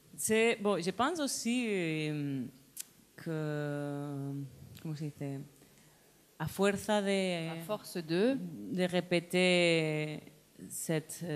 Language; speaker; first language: French; non-native, learner; Spanish